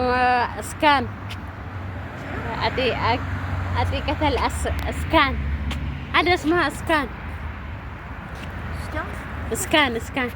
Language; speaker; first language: Arabic; non-native, learner; Amharic